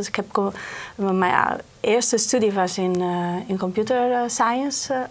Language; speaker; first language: Dutch; non-native, fluent; Portuguese